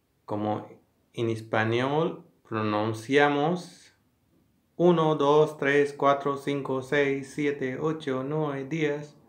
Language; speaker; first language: Spanish; non-native, learner; Hindi